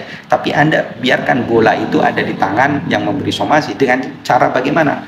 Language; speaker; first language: Indonesian; native; Indonesian